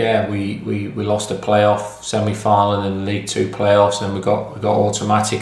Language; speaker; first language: English; native; English